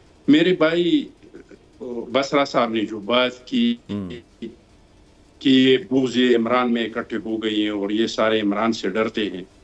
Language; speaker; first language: Urdu; non-native, local second language; Pashto